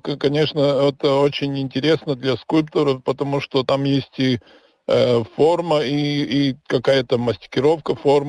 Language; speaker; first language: Russian; non-native, local second language; Latvian